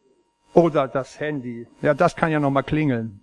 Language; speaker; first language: German; native; German